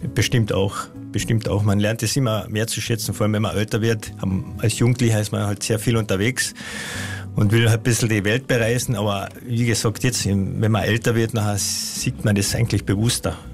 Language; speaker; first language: German; native; German